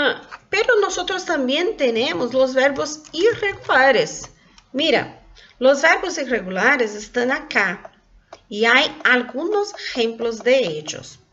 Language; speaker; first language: Spanish; non-native, local second language; Portuguese